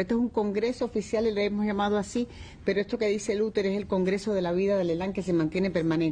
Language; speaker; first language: Spanish; native; Spanish